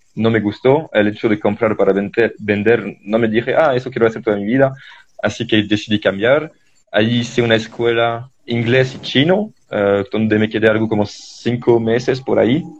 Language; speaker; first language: Spanish; non-native, fluent; French